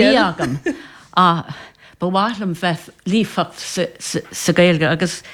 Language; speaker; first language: Irish; non-native, local second language; English